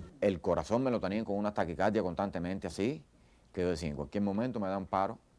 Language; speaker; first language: Spanish; native; Spanish